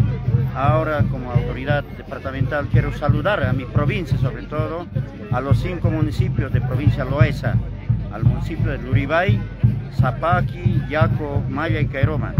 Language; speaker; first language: Spanish; non-native, local second language; Aymara